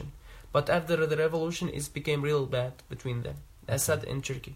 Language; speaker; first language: English; non-native, learner; Arabic